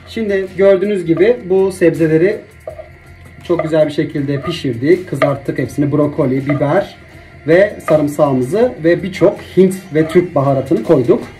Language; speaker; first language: Turkish; native; Turkish